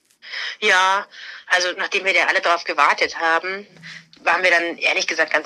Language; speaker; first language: German; native; German